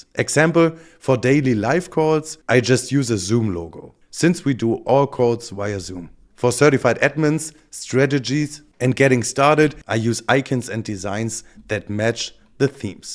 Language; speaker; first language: English; non-native, fluent; German